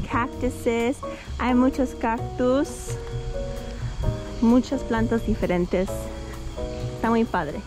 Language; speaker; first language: Spanish; early bilingual, heritage; Spanish